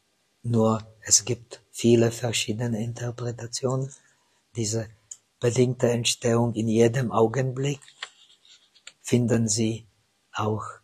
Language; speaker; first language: German; non-native, fluent; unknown